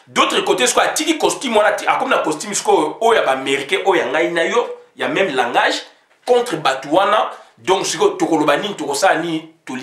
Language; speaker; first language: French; non-native, local second language; Lingala